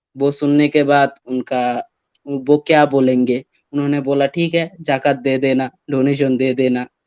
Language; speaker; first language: Hindi; non-native, fluent; Bangla